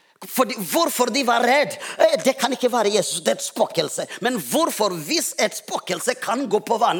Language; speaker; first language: Swedish; non-native, learner; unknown